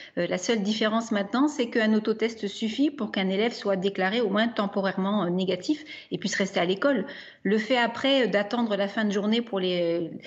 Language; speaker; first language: French; native; French